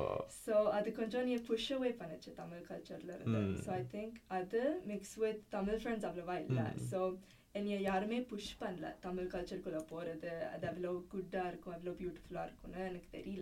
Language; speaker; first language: Tamil; early bilingual, heritage; Tamil